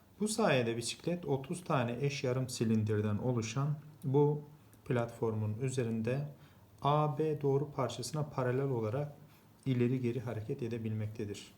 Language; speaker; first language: Turkish; native; Turkish